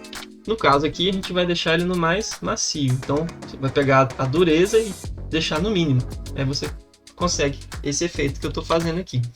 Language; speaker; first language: Portuguese; native; Portuguese